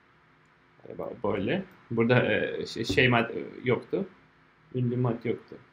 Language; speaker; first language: Turkish; non-native, fluent; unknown